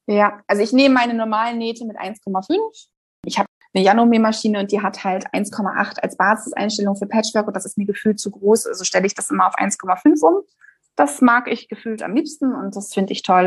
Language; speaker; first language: German; native; German